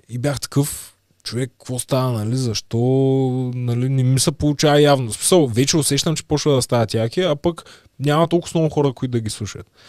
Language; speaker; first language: Bulgarian; native; Bulgarian